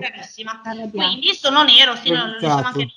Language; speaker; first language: Italian; native; Italian